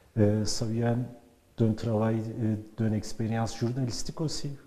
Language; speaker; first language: French; non-native, learner; Turkish